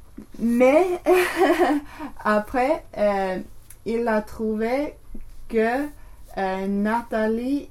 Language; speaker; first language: French; non-native, learner; English